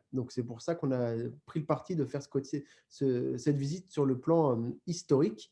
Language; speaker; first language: French; native; French